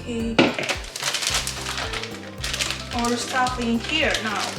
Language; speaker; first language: English; non-native, learner; Japanese